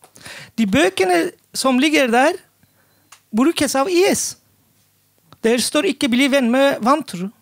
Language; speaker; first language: Norwegian; non-native, fluent; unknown